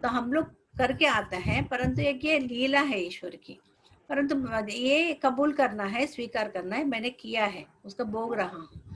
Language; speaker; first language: Hindi; non-native, local second language; Telugu